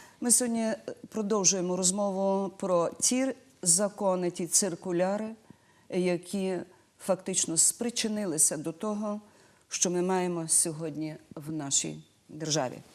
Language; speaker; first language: Ukrainian; native; Ukrainian